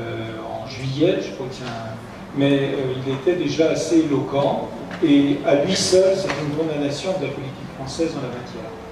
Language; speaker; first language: French; native; French